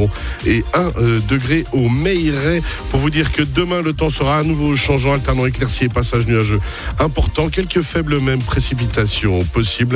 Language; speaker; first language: French; native; French